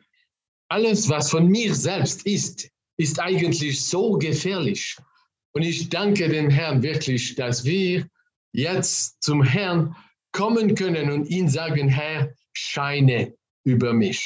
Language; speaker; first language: German; non-native, fluent; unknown